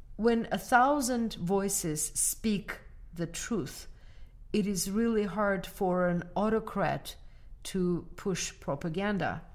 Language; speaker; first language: English; non-native, fluent; Armenian